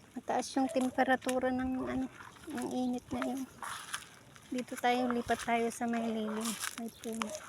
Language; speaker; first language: Filipino; non-native, local second language; Iloko